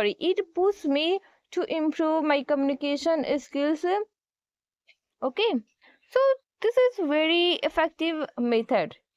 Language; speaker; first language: English; non-native, learner; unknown